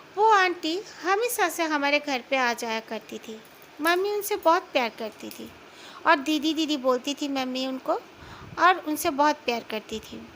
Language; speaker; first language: Hindi; non-native, local second language; Bangla